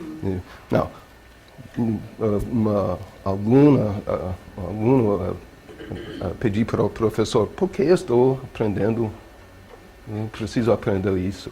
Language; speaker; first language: Portuguese; non-native, learner; English